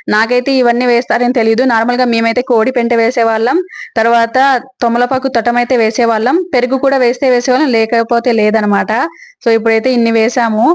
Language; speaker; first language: Telugu; native; Telugu